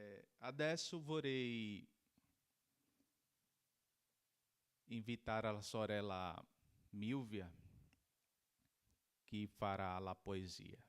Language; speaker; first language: Italian; non-native, learner; Portuguese